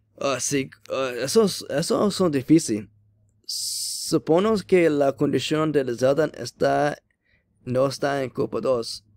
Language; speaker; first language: Spanish; non-native, learner; English